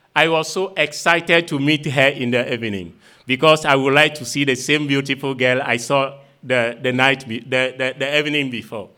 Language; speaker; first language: English; non-native, fluent; Ewe